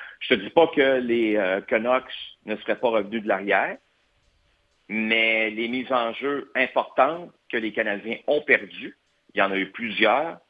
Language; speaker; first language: French; native; French